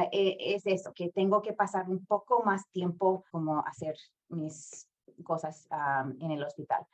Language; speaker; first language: Spanish; non-native, fluent; English